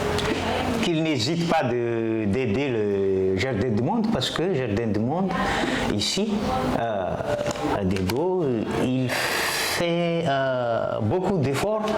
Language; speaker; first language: French; non-native, local second language; Malagasy